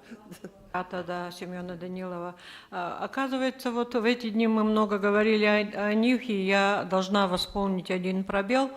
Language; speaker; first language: Russian; native; Russian